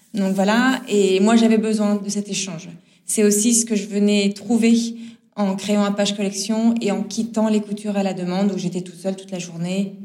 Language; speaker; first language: French; native; French